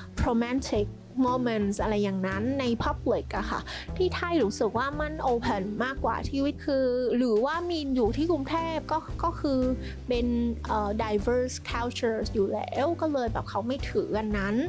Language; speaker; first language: Thai; non-native, fluent; Vietnamese